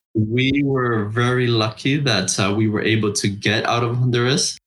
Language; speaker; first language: English; non-native, fluent; Spanish